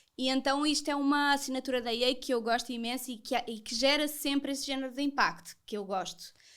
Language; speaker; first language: Portuguese; native; Portuguese